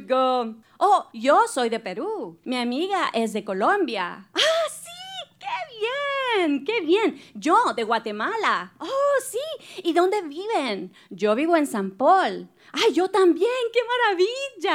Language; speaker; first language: English; non-native, fluent; Spanish